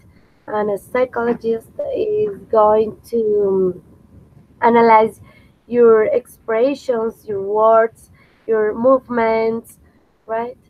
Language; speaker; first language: English; non-native, fluent; Spanish